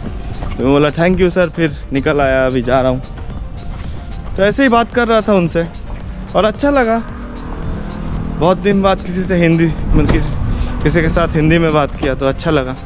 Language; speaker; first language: Hindi; non-native, local second language; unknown